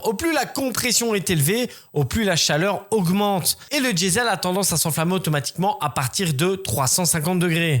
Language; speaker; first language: French; native; French